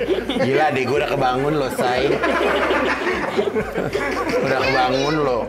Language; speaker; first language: Indonesian; native; Indonesian